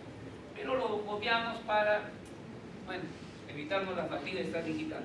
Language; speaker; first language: Spanish; native; Spanish